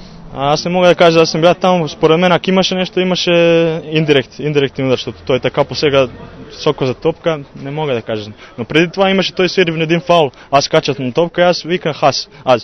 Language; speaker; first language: Bulgarian; non-native, learner; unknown